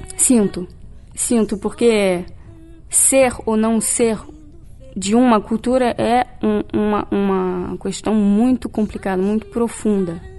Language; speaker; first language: Portuguese; non-native, fluent; French